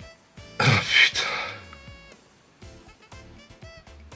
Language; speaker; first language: French; native; French